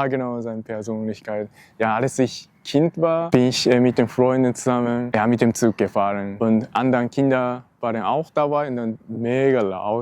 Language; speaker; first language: German; non-native, learner; Japanese